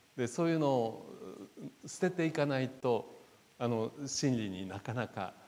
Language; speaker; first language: Japanese; native; Japanese